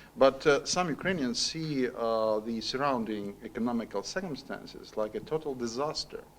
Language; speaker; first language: English; non-native, learner; Ukrainian